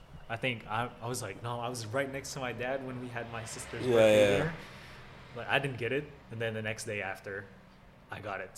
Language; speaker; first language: English; early bilingual, other home language; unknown